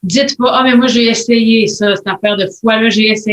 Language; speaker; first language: French; native; French